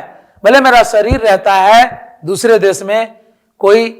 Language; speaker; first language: Hindi; native; Hindi